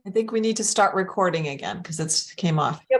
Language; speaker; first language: English; native; English